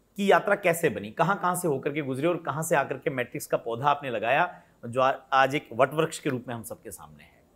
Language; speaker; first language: Hindi; native; Hindi